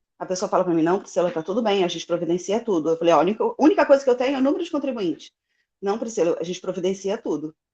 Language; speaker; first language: Portuguese; native; Portuguese